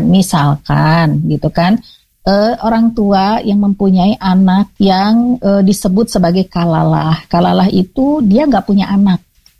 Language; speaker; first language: Indonesian; native; Indonesian